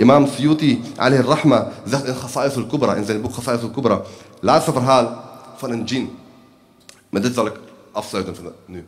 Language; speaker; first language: Dutch; early bilingual, other home language; Urdu